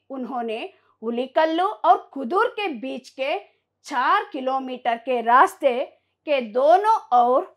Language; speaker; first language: Hindi; non-native, local second language; Kannada